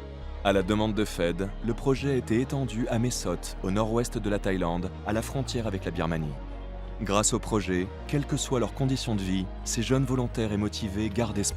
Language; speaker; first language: French; native; French